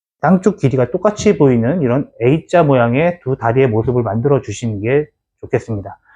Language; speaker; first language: Korean; native; Korean